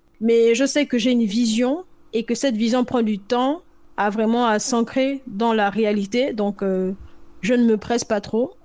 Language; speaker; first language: French; native; French